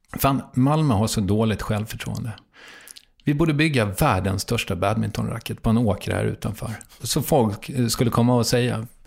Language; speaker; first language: Swedish; native; Swedish